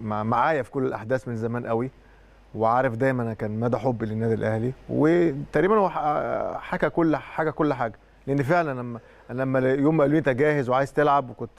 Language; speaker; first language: Arabic; native; Arabic